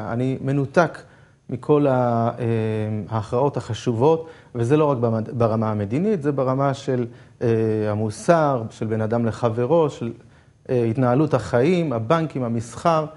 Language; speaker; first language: Hebrew; native; Hebrew